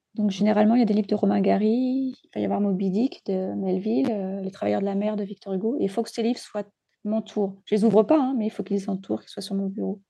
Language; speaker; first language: French; native; French